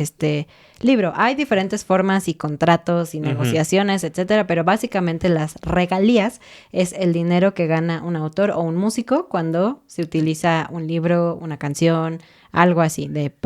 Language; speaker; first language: Spanish; native; Spanish